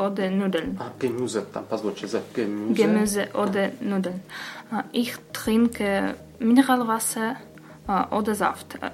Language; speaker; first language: German; non-native, learner; Russian